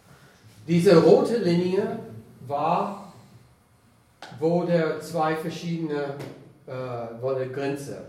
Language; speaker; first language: German; non-native, fluent; English